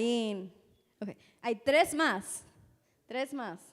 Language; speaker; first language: Spanish; native; Spanish